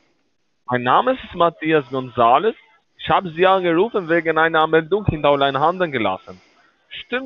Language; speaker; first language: German; non-native, learner; Spanish